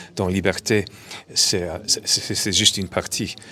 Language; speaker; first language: French; non-native, fluent; English